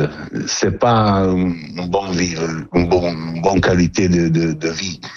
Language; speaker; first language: French; non-native, learner; Italian